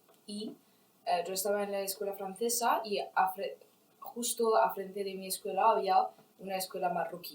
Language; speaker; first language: Spanish; non-native, fluent; Arabic